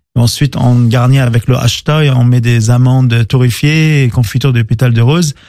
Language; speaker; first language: French; non-native, local second language; Arabic